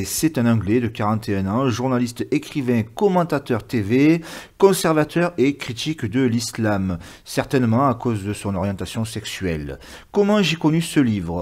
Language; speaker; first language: French; native; French